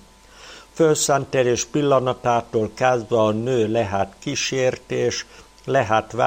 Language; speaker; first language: Hungarian; native; Hungarian